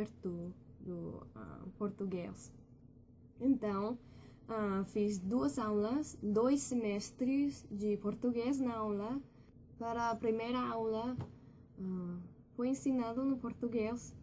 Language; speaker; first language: Portuguese; non-native, learner; English